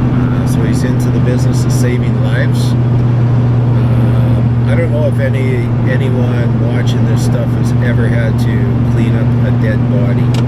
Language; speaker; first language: English; native; English